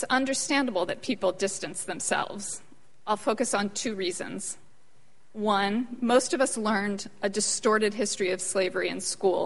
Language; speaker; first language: English; native; English